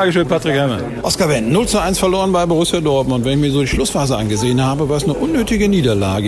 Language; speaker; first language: German; native; German